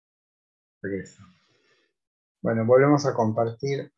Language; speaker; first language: Spanish; native; Spanish